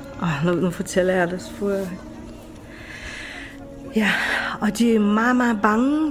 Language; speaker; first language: Danish; non-native, fluent; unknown